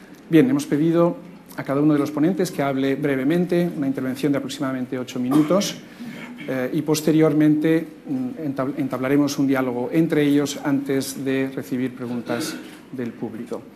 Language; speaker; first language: Spanish; native; Spanish